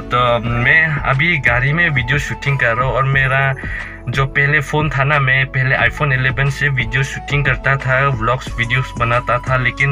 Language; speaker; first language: Hindi; non-native, learner; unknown